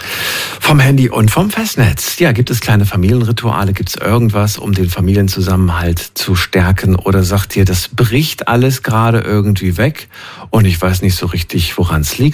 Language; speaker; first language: German; native; German